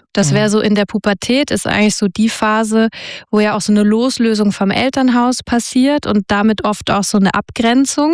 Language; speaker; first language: German; native; German